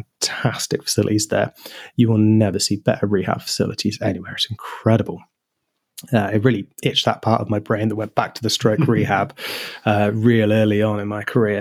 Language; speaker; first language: English; native; English